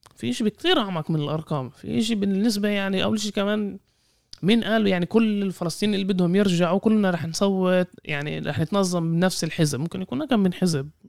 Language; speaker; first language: Arabic; native; Arabic